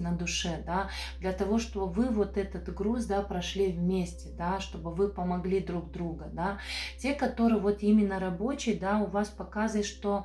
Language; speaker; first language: Russian; non-native, fluent; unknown